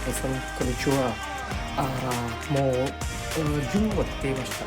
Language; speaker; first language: Japanese; non-native, learner; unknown